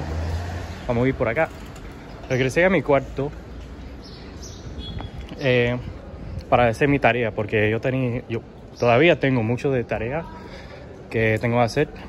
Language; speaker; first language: Spanish; early bilingual, heritage; English